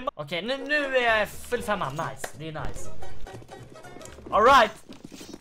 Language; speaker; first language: Swedish; native; Swedish